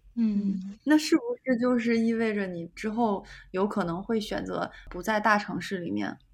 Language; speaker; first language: Chinese; native; Chinese